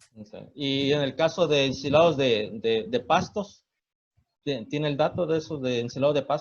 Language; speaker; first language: Spanish; native; Spanish